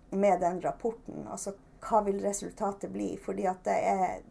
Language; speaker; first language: Norwegian; native; Norwegian